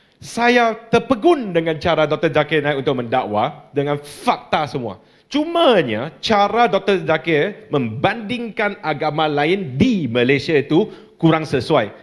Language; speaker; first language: Malay; non-native, local second language; Chinese